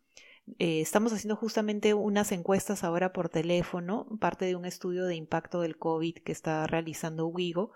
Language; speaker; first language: Spanish; native; Spanish